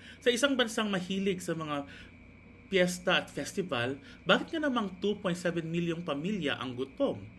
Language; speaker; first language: Filipino; non-native, local second language; Hiligaynon